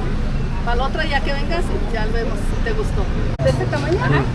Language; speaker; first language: Spanish; native; Spanish